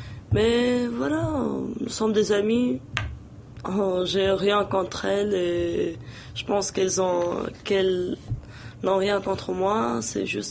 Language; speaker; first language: French; non-native, local second language; Arabic